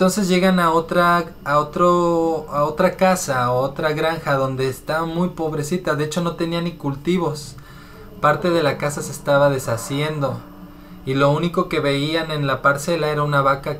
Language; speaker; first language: Spanish; native; Spanish